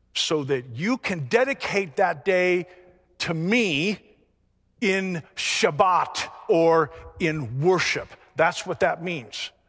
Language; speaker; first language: English; native; English